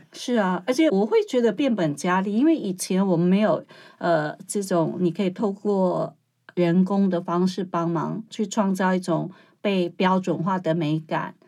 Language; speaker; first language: Chinese; native; Chinese